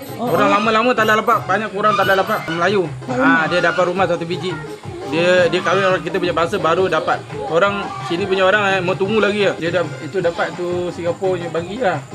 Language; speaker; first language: Malay; non-native, local second language; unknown